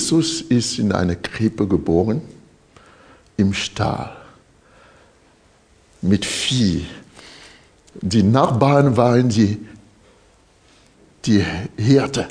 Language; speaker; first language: German; non-native, fluent; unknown